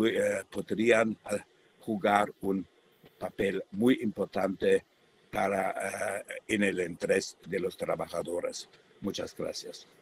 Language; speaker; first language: Spanish; non-native, fluent; German